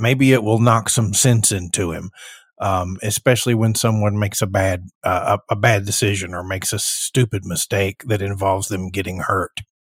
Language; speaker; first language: English; early bilingual, other home language; Spanish